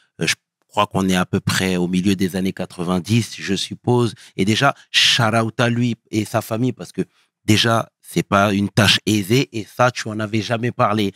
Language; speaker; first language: French; early bilingual, other home language; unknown